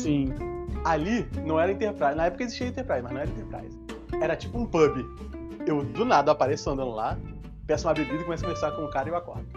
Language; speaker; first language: Portuguese; native; Portuguese